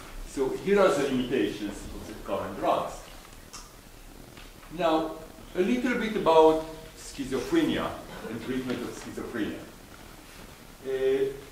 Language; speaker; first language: English; non-native, fluent; Romanian